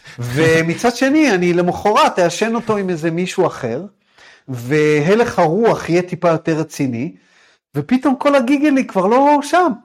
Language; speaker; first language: Hebrew; native; Hebrew